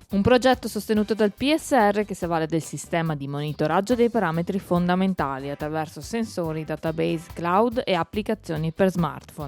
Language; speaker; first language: Italian; native; Italian